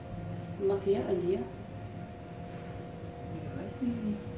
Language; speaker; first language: German; non-native, learner; Czech